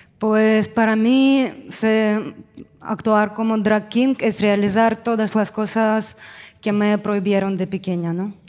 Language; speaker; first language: Spanish; non-native, fluent; Russian